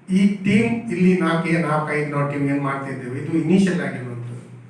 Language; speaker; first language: Kannada; non-native, local second language; Tulu